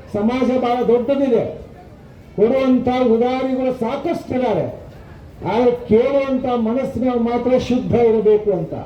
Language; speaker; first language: Kannada; native; Kannada